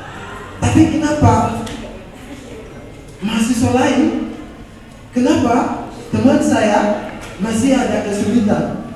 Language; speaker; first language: Indonesian; non-native, fluent; Ganda